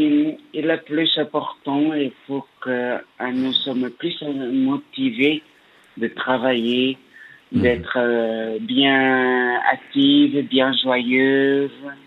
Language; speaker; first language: French; non-native, learner; Portuguese